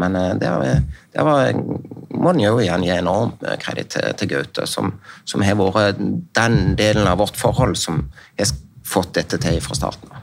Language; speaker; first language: Norwegian; native; Norwegian